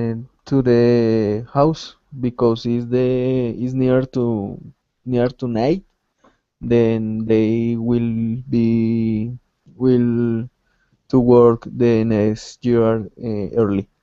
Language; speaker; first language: English; non-native, learner; Spanish